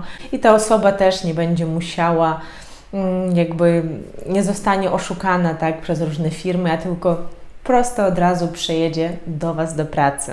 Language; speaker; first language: Polish; non-native, fluent; Ukrainian